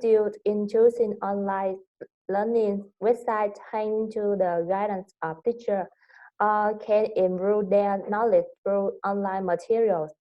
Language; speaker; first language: English; non-native, learner; Vietnamese